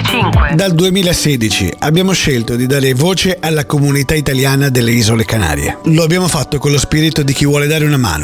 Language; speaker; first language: Italian; native; Italian